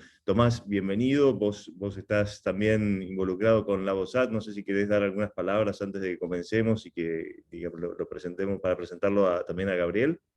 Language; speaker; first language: Spanish; native; Spanish